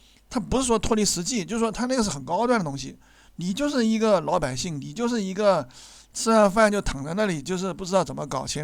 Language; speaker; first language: Chinese; native; Chinese